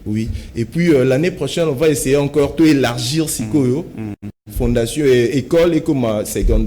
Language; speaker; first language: French; non-native, local second language; Lingala